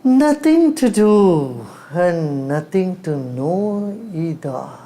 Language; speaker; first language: English; non-native, local second language; Hindi